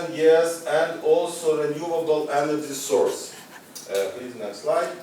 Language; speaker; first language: English; non-native, learner; Ukrainian